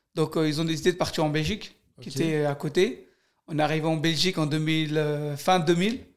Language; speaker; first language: French; early bilingual, other home language; Kurdish